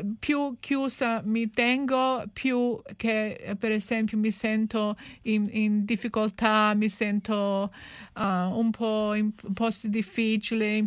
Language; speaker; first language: Italian; early bilingual, heritage; Italian